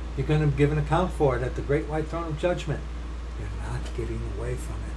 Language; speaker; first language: English; native; English